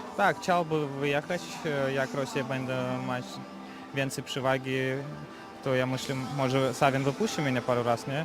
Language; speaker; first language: Polish; non-native, fluent; Russian